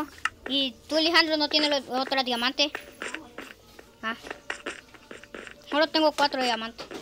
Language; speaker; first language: Spanish; native; Spanish